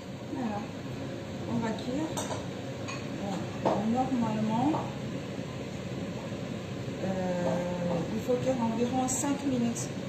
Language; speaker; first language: French; non-native, fluent; Japanese